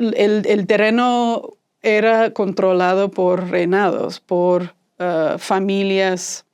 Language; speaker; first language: Spanish; non-native, fluent; English